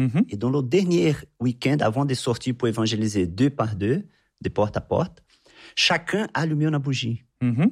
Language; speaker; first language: French; non-native, fluent; Portuguese